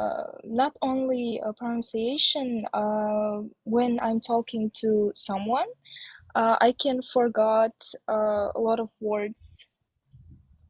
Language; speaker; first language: English; non-native, learner; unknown